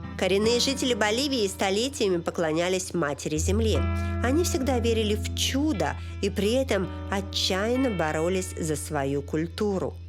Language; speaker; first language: Russian; native; Russian